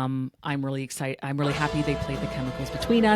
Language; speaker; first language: English; native; English